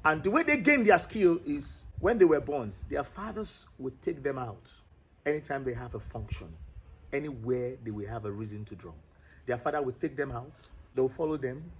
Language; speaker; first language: English; non-native, local second language; Yoruba